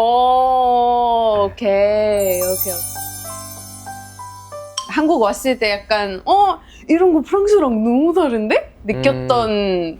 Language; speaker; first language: Korean; non-native, fluent; Arabic